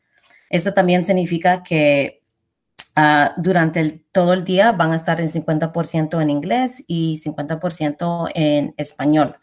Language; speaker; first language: Spanish; early bilingual, heritage; Spanish